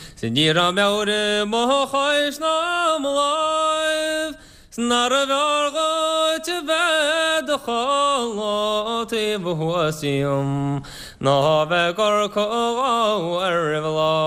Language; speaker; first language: Irish; native; Irish